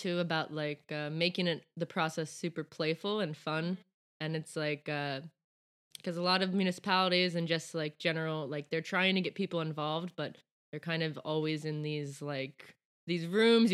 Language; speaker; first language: English; native; English